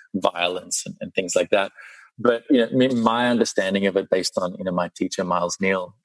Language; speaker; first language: English; early bilingual, other home language; Sinhala